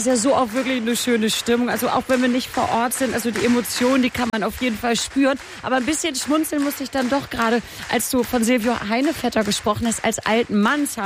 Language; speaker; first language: German; native; German